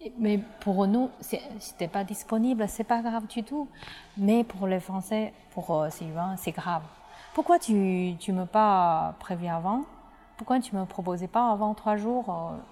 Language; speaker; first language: French; non-native, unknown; Chinese